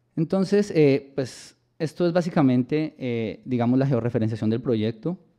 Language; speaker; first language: Spanish; native; Spanish